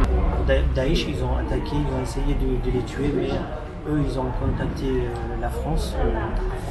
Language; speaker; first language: French; non-native, fluent; Central Kurdish